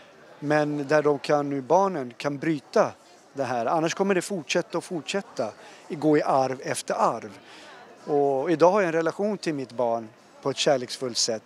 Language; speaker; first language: Swedish; early bilingual, other home language; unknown